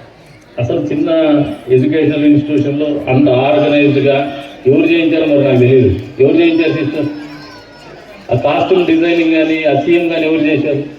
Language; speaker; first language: Telugu; native; Telugu